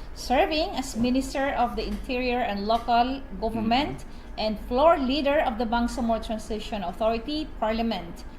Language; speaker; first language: English; non-native, local second language; Maguindanaon